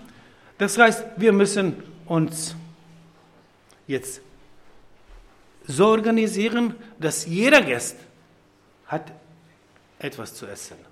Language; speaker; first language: German; non-native, fluent; Croatian